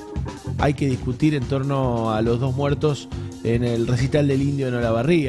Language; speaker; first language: Spanish; native; Spanish